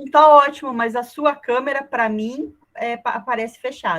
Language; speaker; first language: Portuguese; native; Portuguese